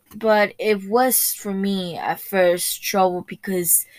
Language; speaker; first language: English; early bilingual, other home language; Spanish